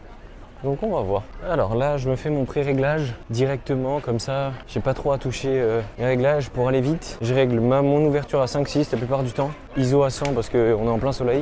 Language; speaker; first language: French; native; French